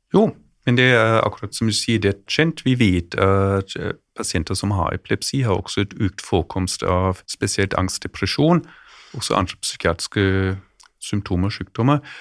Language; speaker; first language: Norwegian; non-native, fluent; German